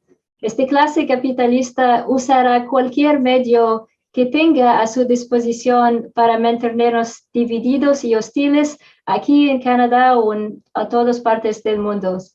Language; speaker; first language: Spanish; non-native, fluent; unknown